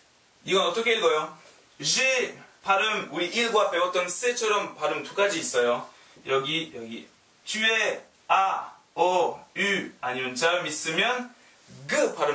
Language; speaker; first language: Korean; non-native, learner; French